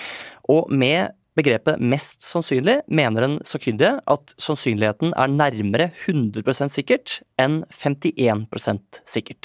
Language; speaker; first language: Norwegian; native; Norwegian